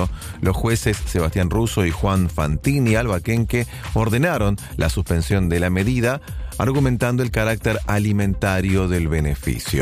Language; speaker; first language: Spanish; native; Spanish